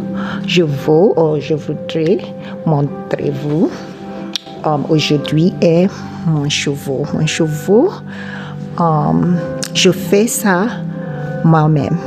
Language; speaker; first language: French; non-native, learner; English